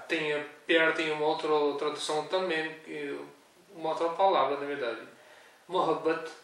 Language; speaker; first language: Portuguese; non-native, learner; Urdu